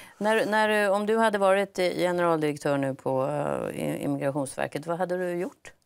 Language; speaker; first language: Swedish; native; Swedish